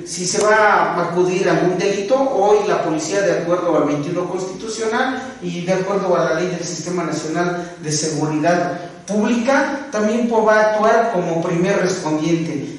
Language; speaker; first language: Spanish; native; Spanish